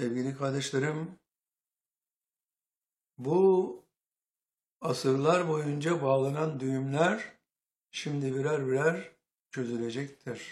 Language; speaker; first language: Turkish; native; Turkish